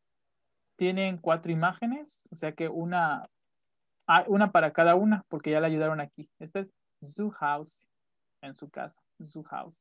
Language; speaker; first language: Spanish; native; Spanish